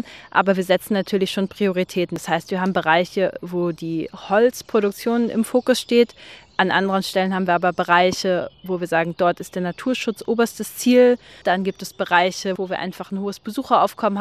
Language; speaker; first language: German; native; German